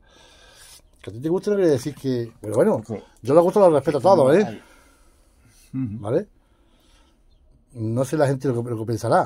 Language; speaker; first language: Spanish; native; Spanish